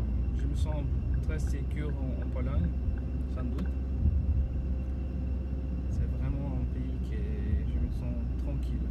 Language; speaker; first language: French; non-native, fluent; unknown